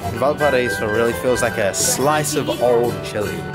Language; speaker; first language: English; native; English